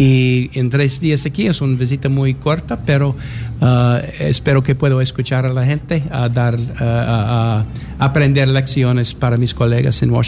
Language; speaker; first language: Spanish; non-native, learner; English